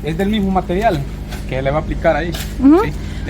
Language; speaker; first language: Spanish; native; Spanish